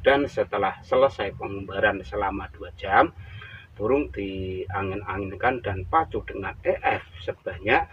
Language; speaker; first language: Indonesian; native; Indonesian